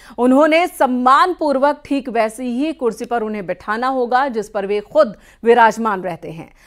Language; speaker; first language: Hindi; native; Hindi